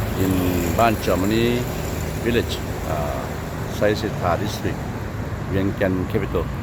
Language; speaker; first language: English; non-native, local second language; Lao